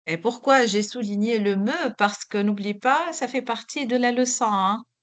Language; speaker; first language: French; non-native, local second language; Arabic